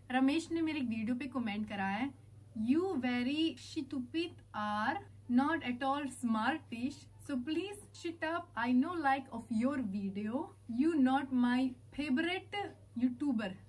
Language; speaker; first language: Hindi; early bilingual, heritage; Hindi